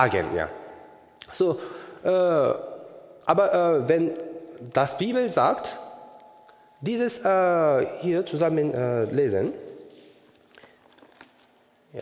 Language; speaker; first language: German; non-native, learner; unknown